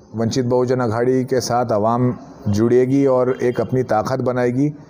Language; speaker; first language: Hindi; non-native, local second language; Urdu